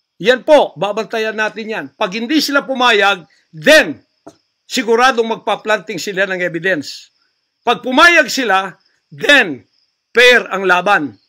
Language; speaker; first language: Filipino; non-native, local second language; Cebuano